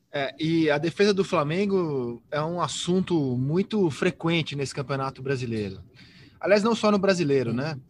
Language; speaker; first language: Portuguese; native; Portuguese